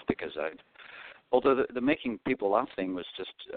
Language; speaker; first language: English; non-native, local second language; Greek